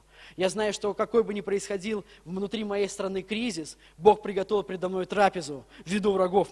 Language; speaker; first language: Russian; native; Russian